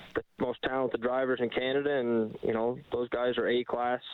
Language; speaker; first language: English; native; English